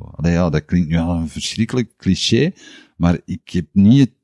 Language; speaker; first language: Dutch; native; Dutch